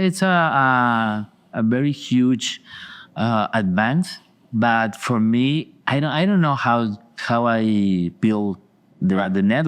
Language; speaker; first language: English; non-native, learner; Spanish